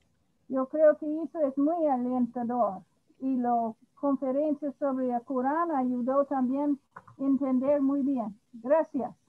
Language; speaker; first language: Spanish; non-native, fluent; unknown